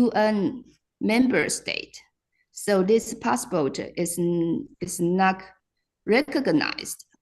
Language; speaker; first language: English; non-native, fluent; Chinese